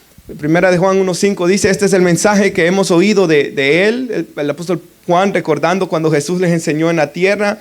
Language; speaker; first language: Spanish; native; Spanish